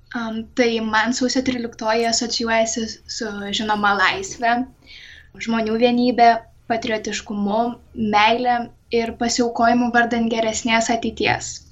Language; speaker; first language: Lithuanian; native; Lithuanian